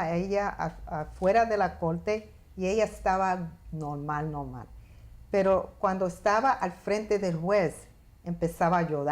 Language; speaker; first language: Spanish; early bilingual, heritage; Spanish